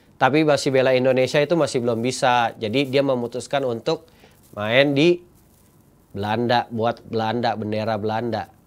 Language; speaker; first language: Indonesian; native; Indonesian